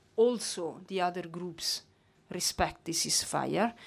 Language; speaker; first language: English; non-native, fluent; Italian